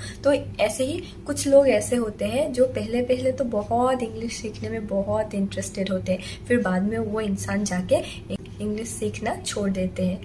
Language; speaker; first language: Hindi; non-native, local second language; Assamese